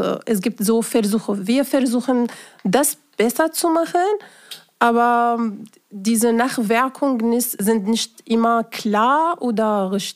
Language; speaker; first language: German; non-native, fluent; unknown